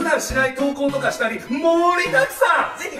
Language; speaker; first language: Japanese; native; Japanese